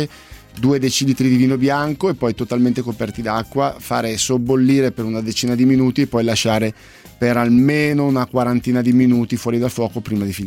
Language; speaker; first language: Italian; native; Italian